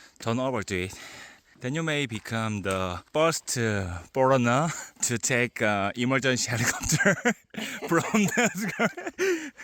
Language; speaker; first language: English; non-native, learner; Korean